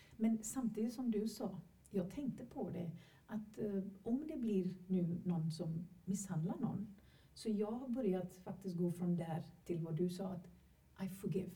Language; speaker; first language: Swedish; non-native, fluent; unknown